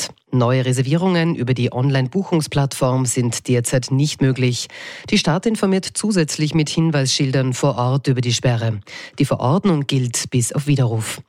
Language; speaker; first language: German; native; German